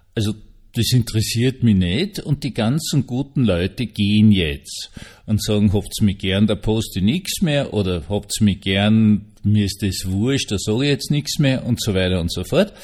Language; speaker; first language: German; native; German